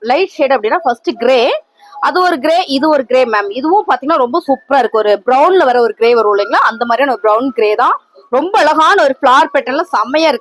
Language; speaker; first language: Tamil; native; Tamil